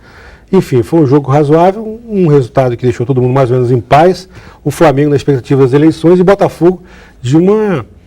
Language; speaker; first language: Portuguese; native; Portuguese